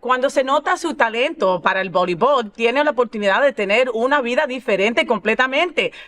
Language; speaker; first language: Spanish; early bilingual, other home language; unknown